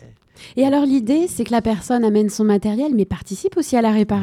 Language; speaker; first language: French; native; French